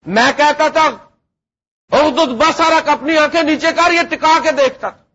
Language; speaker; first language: Urdu; non-native, local second language; Punjabi